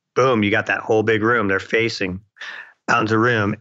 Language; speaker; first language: English; native; English